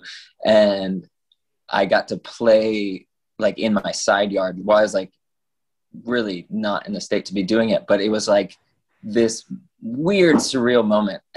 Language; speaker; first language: English; native; English